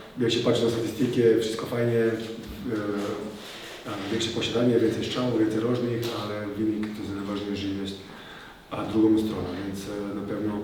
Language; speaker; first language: Polish; non-native, fluent; Serbian